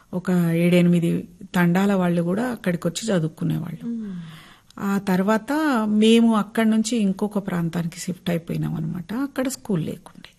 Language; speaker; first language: Telugu; non-native, local second language; Lambadi